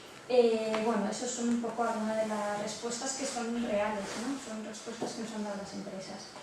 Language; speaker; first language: Spanish; native; Spanish